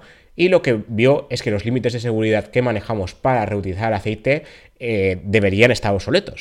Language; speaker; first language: Spanish; native; Spanish